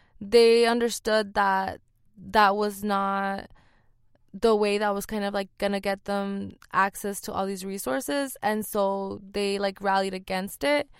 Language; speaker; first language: English; early bilingual, other home language; Spanish